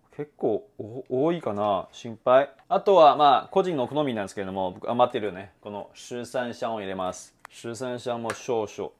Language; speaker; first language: Japanese; non-native, fluent; Chinese